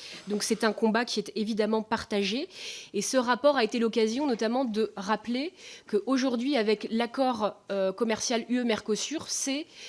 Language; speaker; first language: French; native; French